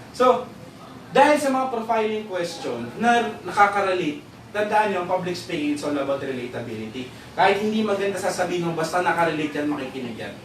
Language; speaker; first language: Filipino; native; Filipino